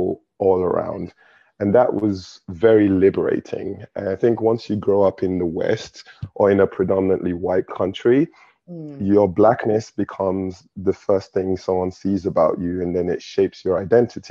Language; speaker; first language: English; native; English